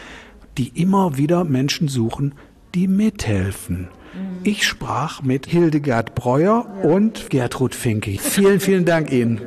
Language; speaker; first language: German; native; German